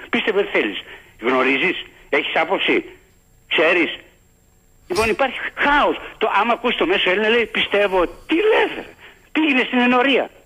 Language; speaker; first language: Greek; native; Greek